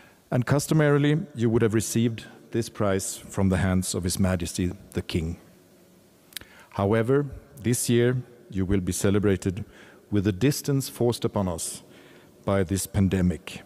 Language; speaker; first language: English; non-native, fluent; Swedish